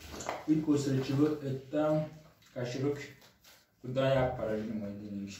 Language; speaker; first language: Russian; non-native, learner; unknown